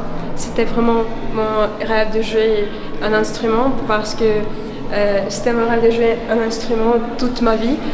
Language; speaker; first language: French; non-native, fluent; Ukrainian